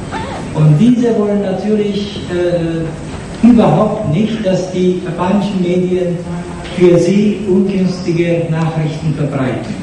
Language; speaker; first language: German; non-native, fluent; Japanese